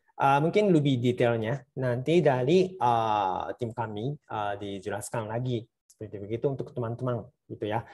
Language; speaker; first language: Indonesian; non-native, fluent; Japanese